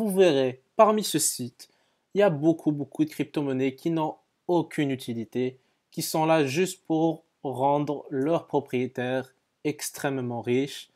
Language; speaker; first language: French; native; French